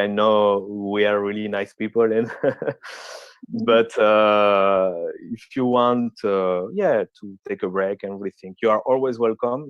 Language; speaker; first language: English; non-native, fluent; French